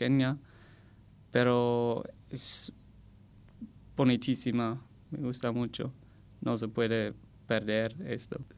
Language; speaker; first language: Spanish; non-native, learner; German